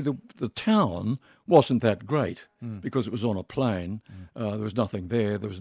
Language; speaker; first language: English; native; English